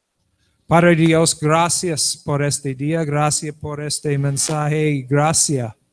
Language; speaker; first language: Spanish; non-native, learner; English